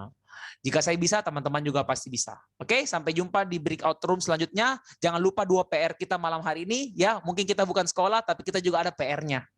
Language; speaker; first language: Indonesian; native; Indonesian